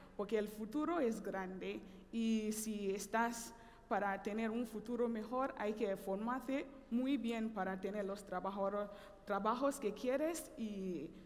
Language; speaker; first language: Spanish; non-native, fluent; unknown